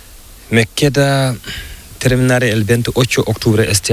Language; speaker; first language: Spanish; non-native, learner; Fula